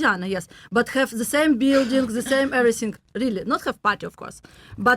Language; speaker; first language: English; non-native, learner; Russian